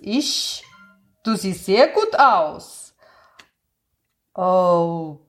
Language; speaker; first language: German; non-native, learner; Russian